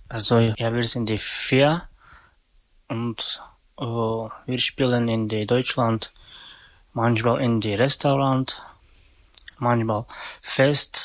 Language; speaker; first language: German; non-native, learner; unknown